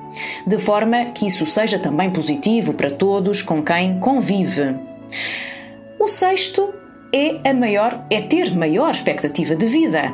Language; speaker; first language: Portuguese; native; Portuguese